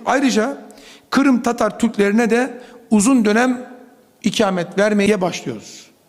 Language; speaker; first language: Turkish; native; Turkish